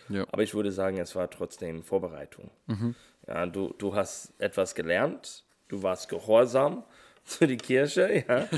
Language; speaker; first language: German; non-native, fluent; English